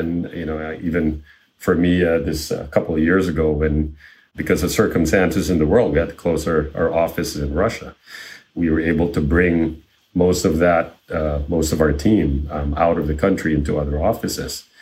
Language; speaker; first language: English; non-native, local second language; Filipino